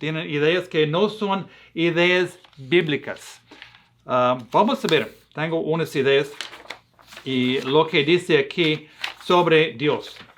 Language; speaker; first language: Spanish; non-native, fluent; English